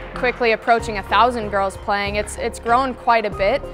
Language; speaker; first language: English; native; English